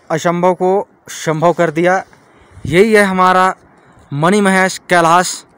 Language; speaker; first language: Hindi; native; Hindi